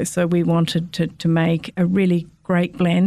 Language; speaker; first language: English; native; English